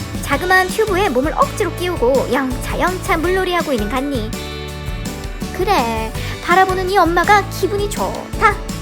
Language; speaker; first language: Korean; native; Korean